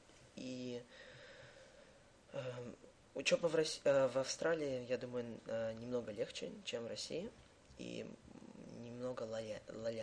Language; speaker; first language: Russian; early bilingual, heritage; Russian